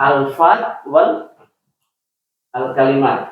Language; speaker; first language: Arabic; non-native, fluent; Indonesian